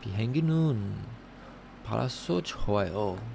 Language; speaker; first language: Korean; non-native, learner; English